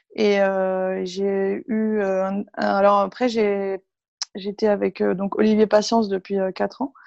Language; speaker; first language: French; native; French